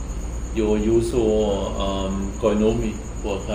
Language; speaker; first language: Spanish; non-native, learner; German